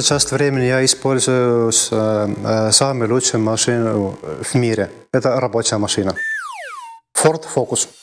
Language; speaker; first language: Russian; non-native, fluent; Estonian